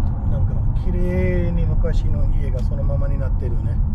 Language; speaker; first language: Japanese; non-native, fluent; Urdu